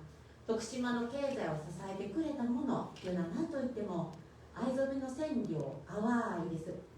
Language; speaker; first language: Japanese; native; Japanese